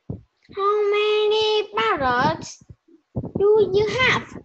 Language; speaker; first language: English; non-native, learner; Vietnamese